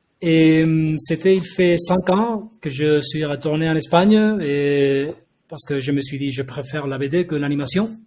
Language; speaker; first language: French; non-native, fluent; Spanish